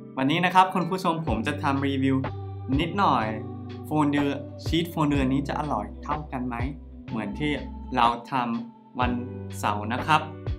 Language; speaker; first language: Thai; non-native, fluent; English